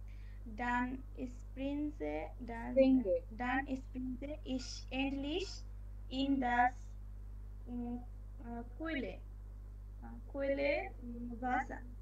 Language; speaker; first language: German; non-native, learner; Bangla